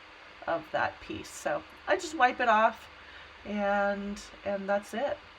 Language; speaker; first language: English; native; English